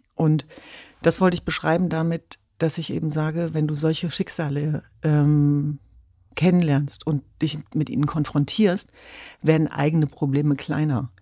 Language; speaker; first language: German; early bilingual, other home language; Kurdish